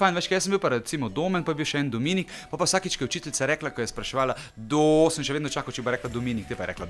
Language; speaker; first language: Slovenian; native; Slovenian